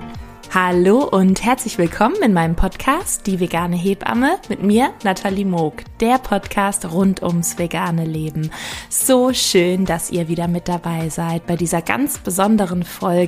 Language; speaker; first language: German; native; German